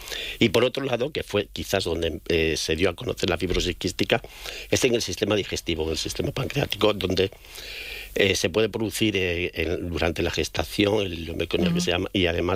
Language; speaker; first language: Spanish; native; Spanish